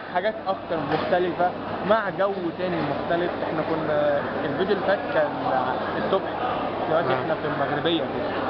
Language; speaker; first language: Arabic; native; Arabic